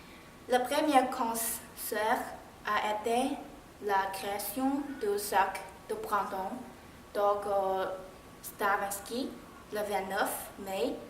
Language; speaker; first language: French; non-native, learner; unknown